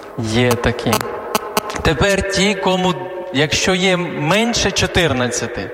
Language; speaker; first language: Ukrainian; non-native, local second language; Hungarian